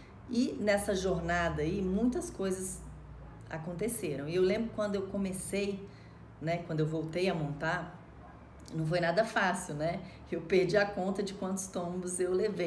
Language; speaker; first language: Portuguese; native; Portuguese